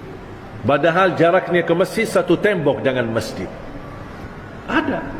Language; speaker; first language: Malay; non-native, fluent; Arabic